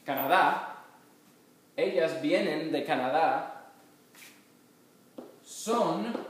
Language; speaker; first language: Spanish; non-native, fluent; English